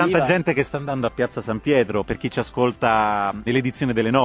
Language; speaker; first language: Italian; native; Italian